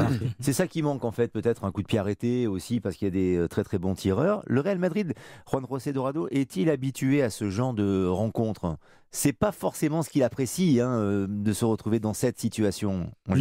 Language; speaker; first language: French; native; French